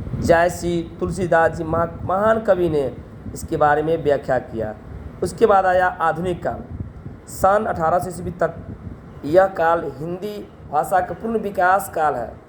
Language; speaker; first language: Hindi; native; Hindi